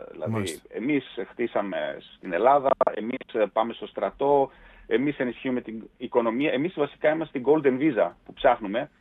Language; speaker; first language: Greek; early bilingual, heritage; Greek